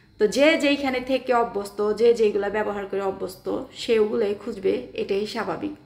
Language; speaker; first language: Bangla; native; Bangla